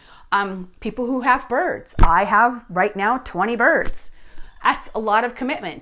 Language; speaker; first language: English; native; English